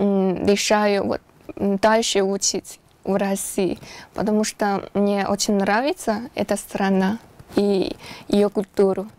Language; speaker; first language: Russian; non-native, learner; Chinese